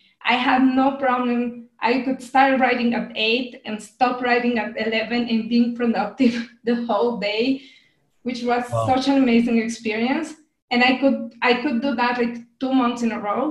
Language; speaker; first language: English; non-native, fluent; Spanish